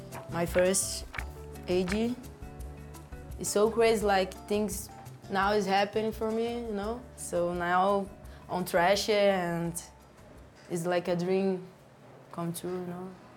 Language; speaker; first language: English; non-native, learner; Portuguese